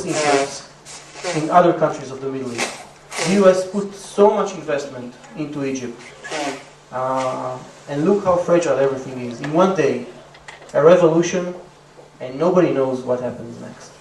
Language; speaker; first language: English; non-native, fluent; Hebrew